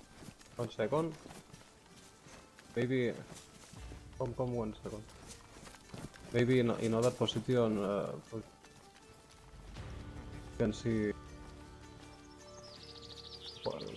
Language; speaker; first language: English; non-native, learner; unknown